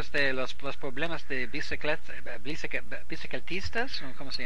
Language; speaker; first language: Spanish; non-native, learner; English